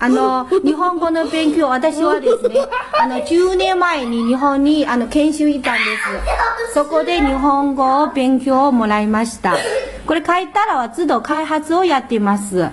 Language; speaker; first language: Japanese; non-native, learner; Chinese